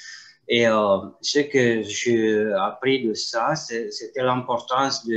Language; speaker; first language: French; non-native, fluent; Romanian